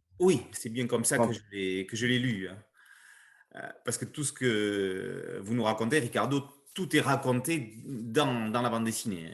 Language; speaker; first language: French; native; French